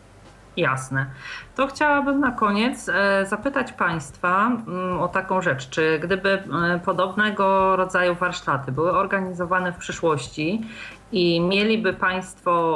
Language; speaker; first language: Polish; native; Polish